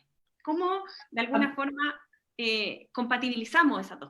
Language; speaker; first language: Spanish; native; Spanish